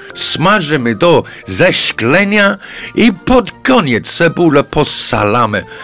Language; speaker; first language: Polish; non-native, fluent; English